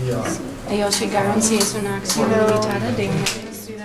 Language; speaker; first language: Spanish; non-native, fluent; English